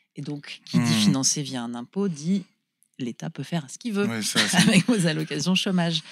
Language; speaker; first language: French; native; French